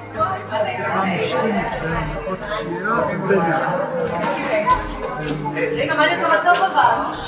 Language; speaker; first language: Hebrew; non-native, fluent; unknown